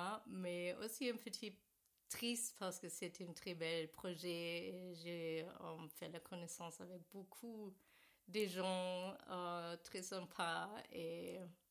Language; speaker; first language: French; non-native, learner; German